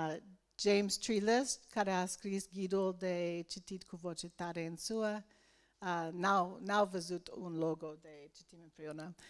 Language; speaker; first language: Romanian; non-native, learner; English